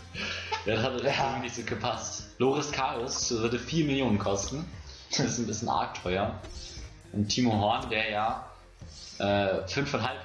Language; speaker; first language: German; native; German